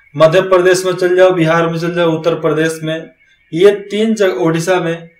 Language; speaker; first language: Hindi; native; Hindi